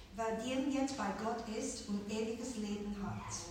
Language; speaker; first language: German; non-native, fluent; Chinese